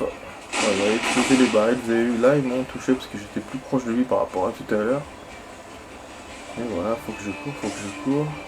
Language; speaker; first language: French; native; French